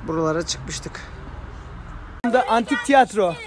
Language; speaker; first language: Turkish; native; Turkish